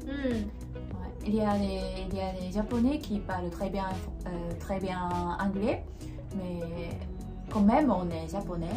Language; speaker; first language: French; non-native, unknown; Japanese